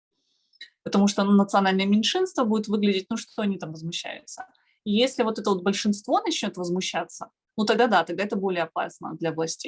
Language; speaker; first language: Russian; native; Russian